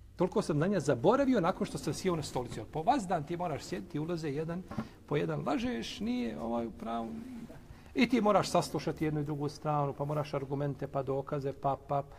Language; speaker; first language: Bosnian; native; Bosnian